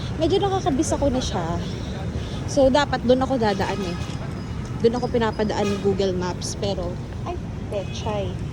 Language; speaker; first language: Filipino; native; Filipino